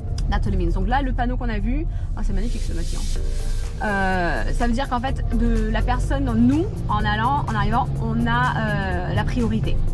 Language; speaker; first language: French; native; French